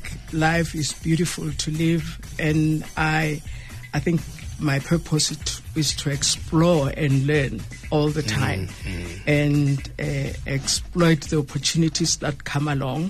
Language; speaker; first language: English; non-native, local second language; Northern Sotho